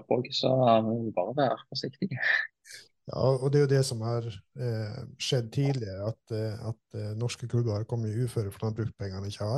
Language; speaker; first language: Norwegian; native; Norwegian